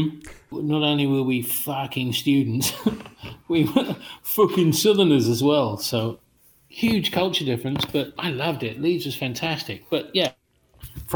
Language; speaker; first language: English; native; English